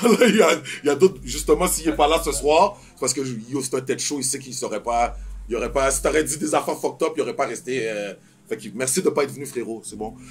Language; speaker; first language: French; native; French